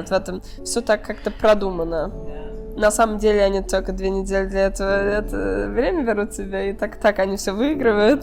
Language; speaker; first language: Russian; early bilingual, heritage; Russian